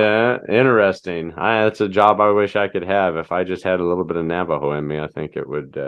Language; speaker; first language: English; native; English